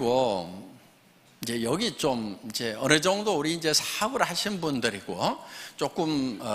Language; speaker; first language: Korean; native; Korean